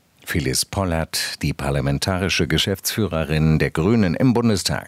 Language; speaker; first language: German; native; German